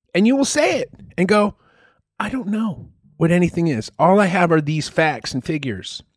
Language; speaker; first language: English; native; English